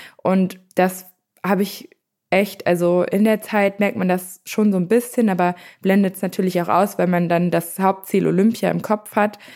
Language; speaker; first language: German; native; German